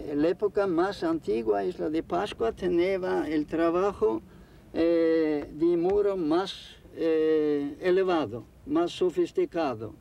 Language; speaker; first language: Spanish; non-native, fluent; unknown